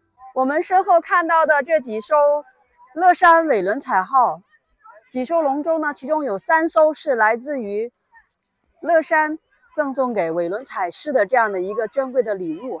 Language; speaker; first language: Chinese; native; Chinese